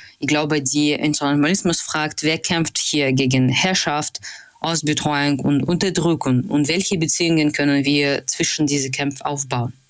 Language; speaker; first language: German; non-native, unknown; Russian